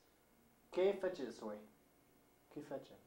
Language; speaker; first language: Spanish; non-native, learner; English